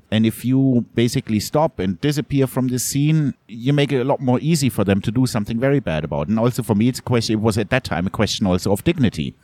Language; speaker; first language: English; non-native, fluent; German